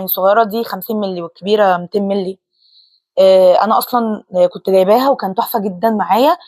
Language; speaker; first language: Arabic; native; Arabic